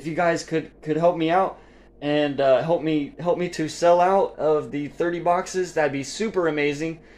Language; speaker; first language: English; native; English